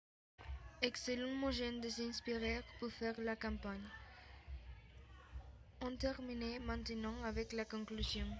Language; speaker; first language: French; non-native, learner; Spanish